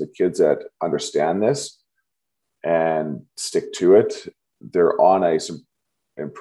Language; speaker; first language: English; native; English